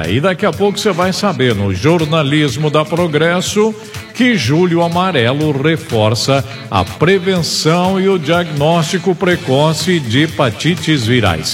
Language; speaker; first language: Portuguese; native; Portuguese